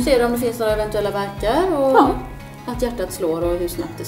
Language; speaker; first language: Swedish; native; Swedish